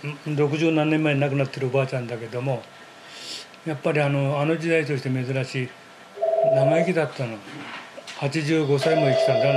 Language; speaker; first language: Japanese; native; Japanese